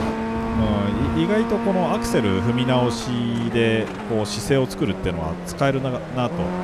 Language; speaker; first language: Japanese; native; Japanese